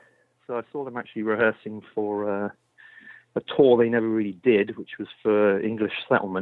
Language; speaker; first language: English; native; English